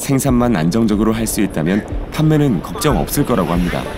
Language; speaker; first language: Korean; native; Korean